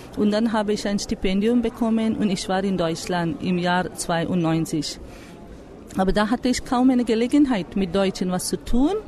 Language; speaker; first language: German; non-native, fluent; Marathi